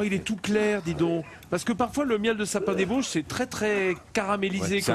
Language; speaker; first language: French; native; French